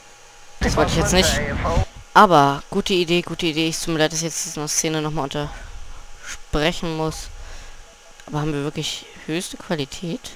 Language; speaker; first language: German; native; German